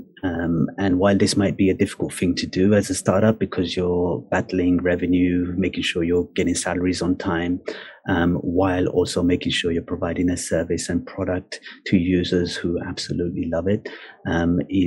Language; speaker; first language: English; native; English